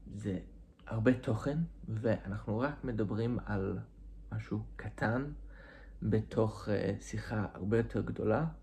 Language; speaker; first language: Hebrew; non-native, fluent; English